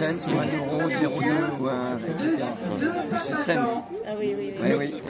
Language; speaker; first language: French; native; French